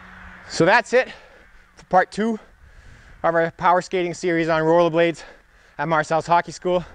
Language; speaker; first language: English; native; English